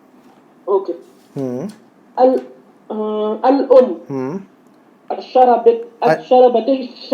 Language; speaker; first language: Arabic; non-native, learner; Urdu